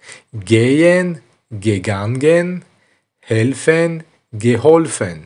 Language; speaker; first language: German; non-native, fluent; Tajik